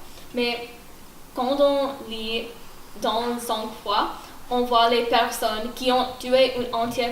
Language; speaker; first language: French; non-native, learner; English